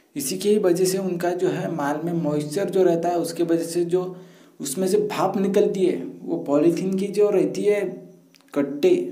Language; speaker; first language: Hindi; non-native, local second language; Marathi